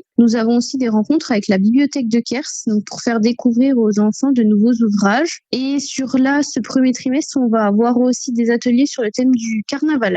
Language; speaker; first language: French; native; French